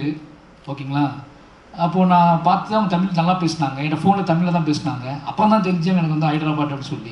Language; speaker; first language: Tamil; native; Tamil